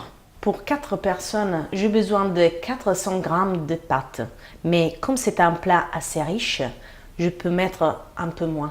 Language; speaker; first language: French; non-native, fluent; Italian